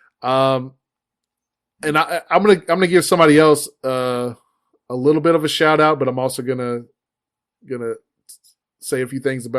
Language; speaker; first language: English; native; English